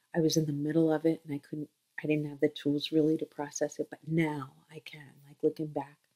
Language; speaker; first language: English; native; English